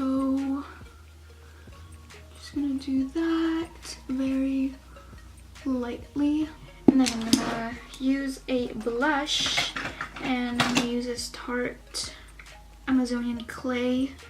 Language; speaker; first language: English; native; English